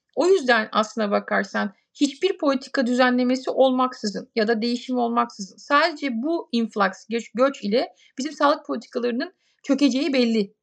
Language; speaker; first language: Turkish; native; Turkish